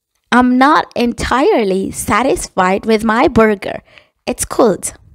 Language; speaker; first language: English; non-native, fluent; Persian